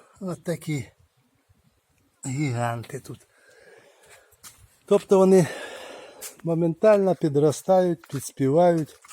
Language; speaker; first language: Ukrainian; native; Ukrainian